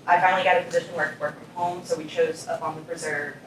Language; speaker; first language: English; native; English